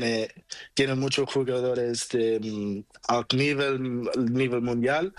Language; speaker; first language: Spanish; non-native, learner; Portuguese